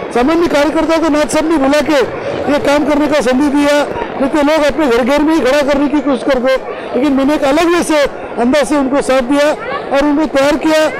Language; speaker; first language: Hindi; non-native, local second language; Marathi